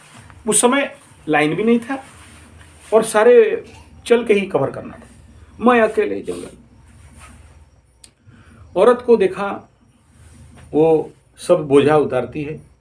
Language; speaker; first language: Hindi; non-native, local second language; Odia